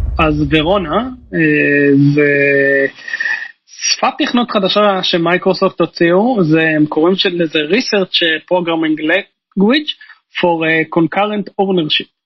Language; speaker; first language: Hebrew; native; Hebrew